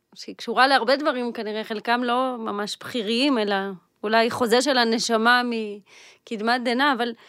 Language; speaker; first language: Hebrew; early bilingual, other home language; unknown